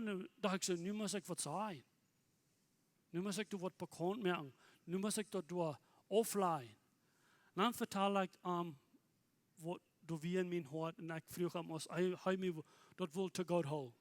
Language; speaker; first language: German; non-native, learner; Plautdietsch